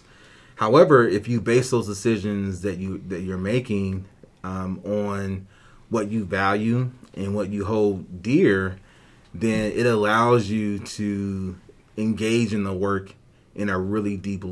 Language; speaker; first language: English; native; English